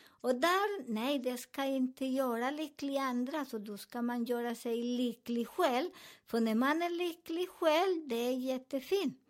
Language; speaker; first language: Swedish; non-native, fluent; Spanish